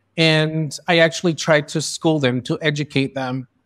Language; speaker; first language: English; early bilingual, other home language; Spanish